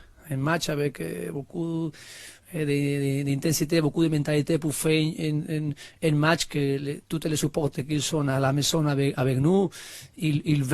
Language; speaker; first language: French; non-native, learner; Spanish